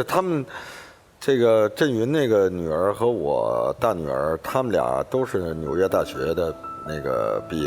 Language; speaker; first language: Chinese; native; Chinese